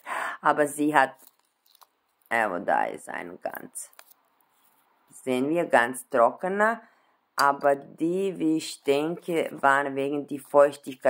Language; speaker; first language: German; non-native, fluent; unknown